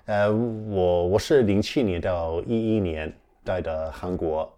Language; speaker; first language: Chinese; non-native, fluent; English